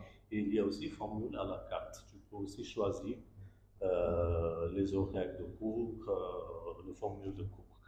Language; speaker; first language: French; non-native, learner; Bangla